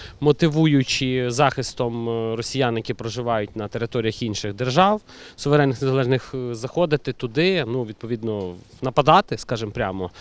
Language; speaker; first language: Ukrainian; native; Ukrainian